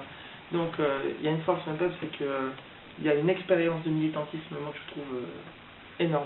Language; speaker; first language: French; native; French